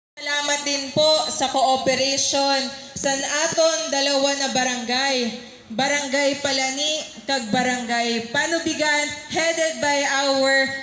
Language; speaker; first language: Filipino; non-native, local second language; Masbatenyo